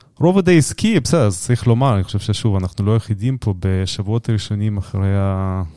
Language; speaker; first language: Hebrew; native; Hebrew